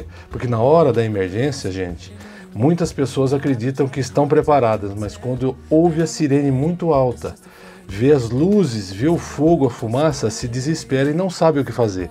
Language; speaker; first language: Portuguese; native; Portuguese